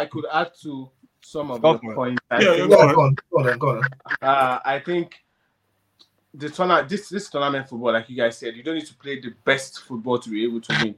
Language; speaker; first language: English; non-native, local second language; Yoruba